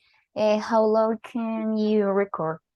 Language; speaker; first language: English; non-native, learner; Spanish